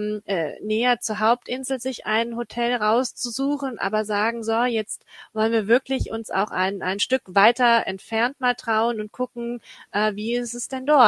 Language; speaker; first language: German; native; German